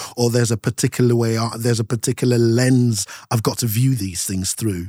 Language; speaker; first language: English; non-native, local second language; Yoruba